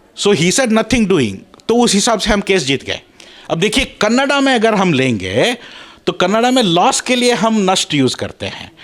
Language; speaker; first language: Hindi; non-native, local second language; Kannada